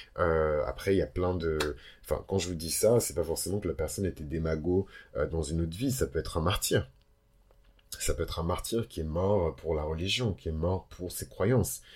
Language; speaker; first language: French; early bilingual, other home language; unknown